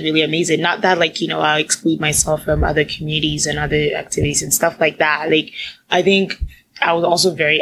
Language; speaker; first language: English; non-native, local second language; Akan